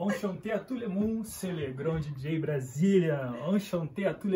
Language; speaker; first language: French; non-native, learner; Portuguese